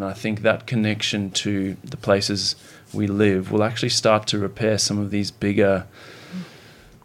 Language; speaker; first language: English; native; English